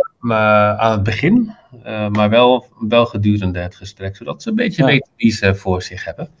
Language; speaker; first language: Dutch; non-native, fluent; Arabic